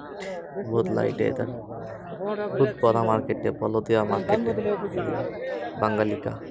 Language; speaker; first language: Hindi; non-native, learner; Bangla